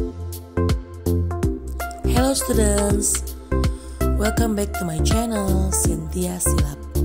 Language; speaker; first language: English; non-native, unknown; Indonesian